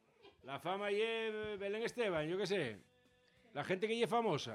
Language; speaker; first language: Spanish; native; Spanish